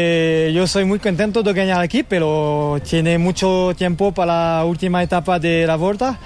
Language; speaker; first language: Spanish; non-native, learner; French